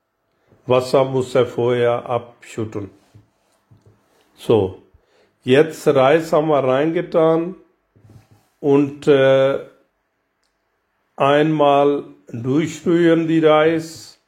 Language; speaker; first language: German; non-native, learner; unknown